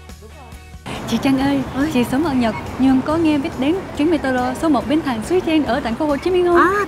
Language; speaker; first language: Vietnamese; non-native, fluent; Japanese